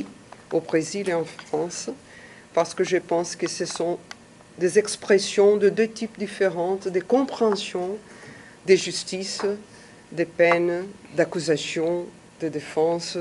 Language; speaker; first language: French; non-native, fluent; Portuguese